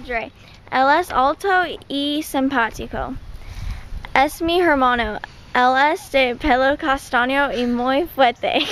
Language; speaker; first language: Spanish; non-native, learner; English